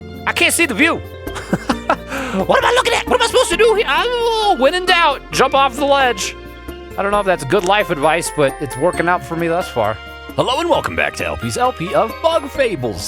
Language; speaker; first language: English; native; English